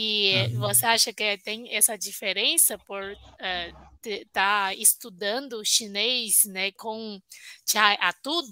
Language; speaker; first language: Portuguese; non-native, fluent; Chinese